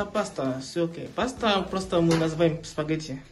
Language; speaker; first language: Russian; non-native, learner; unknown